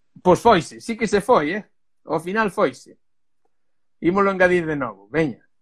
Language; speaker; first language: Galician; native; Galician